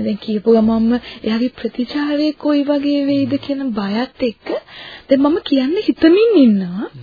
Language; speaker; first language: Sinhala; non-native, local second language; Tamil